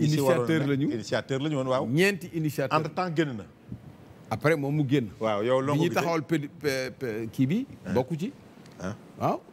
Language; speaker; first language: Wolof; native; Wolof